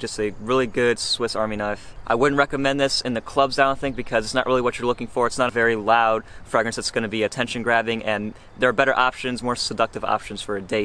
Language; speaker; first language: English; native; English